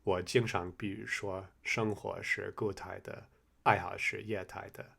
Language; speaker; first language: Chinese; non-native, fluent; English